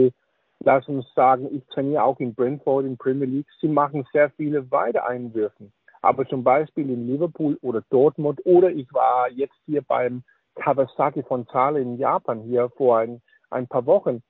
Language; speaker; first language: German; non-native, learner; Danish